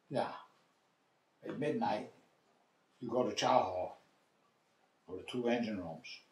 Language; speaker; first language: English; native; English